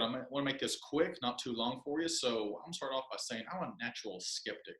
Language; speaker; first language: English; native; English